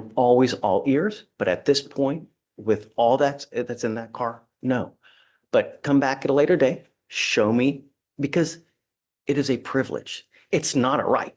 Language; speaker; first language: English; native; English